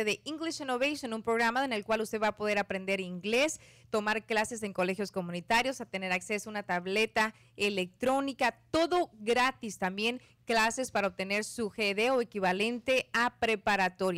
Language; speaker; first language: Spanish; native; Spanish